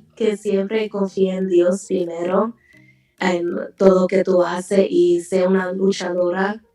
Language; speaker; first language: Spanish; early bilingual, heritage; Spanish